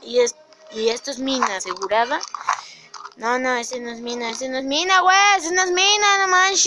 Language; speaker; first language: Spanish; native; Spanish